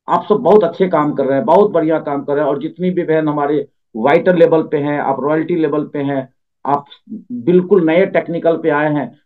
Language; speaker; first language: Hindi; native; Hindi